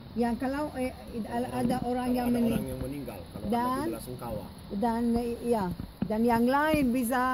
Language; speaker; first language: Indonesian; non-native, fluent; Hebrew